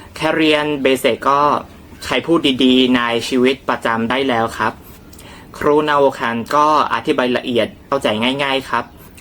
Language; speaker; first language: Thai; non-native, learner; Burmese